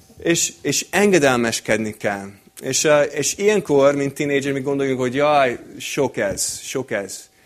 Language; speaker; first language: Hungarian; non-native, fluent; English